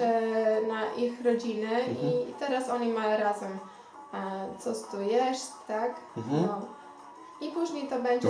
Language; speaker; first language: Polish; non-native, learner; Xhosa